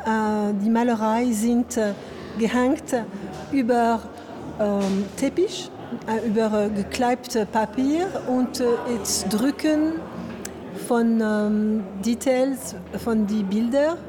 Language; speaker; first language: German; non-native, learner; French